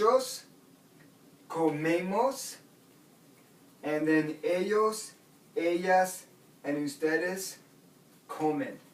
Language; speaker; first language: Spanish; non-native, fluent; English